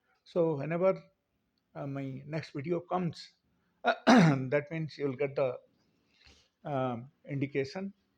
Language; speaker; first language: English; non-native, local second language; Telugu